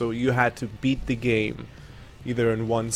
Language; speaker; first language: English; non-native, fluent; Persian